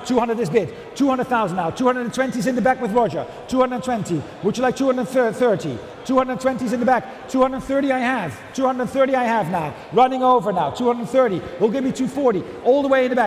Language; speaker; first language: English; native; English